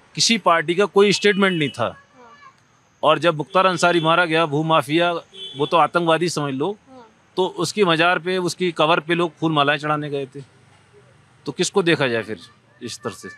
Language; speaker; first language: Hindi; native; Hindi